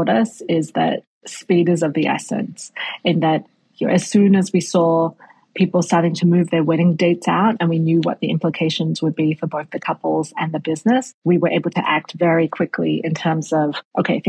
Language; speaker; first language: English; native; English